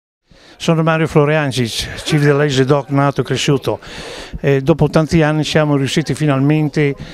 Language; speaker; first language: Italian; native; Italian